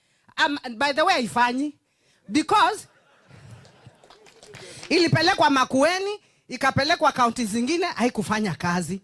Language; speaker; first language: Swahili; non-native, local second language; Kamba